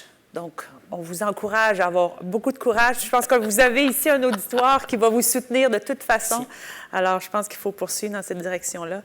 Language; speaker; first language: French; native; French